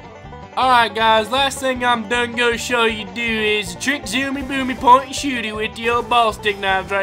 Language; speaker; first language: English; native; English